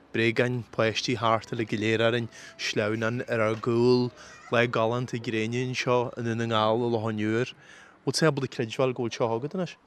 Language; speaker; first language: Irish; native; Irish